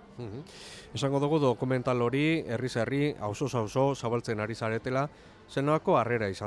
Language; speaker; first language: Basque; native; Basque